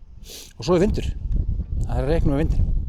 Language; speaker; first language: Icelandic; native; Icelandic